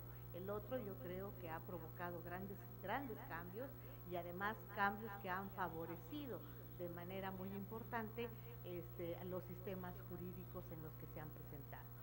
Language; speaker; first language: Spanish; native; Spanish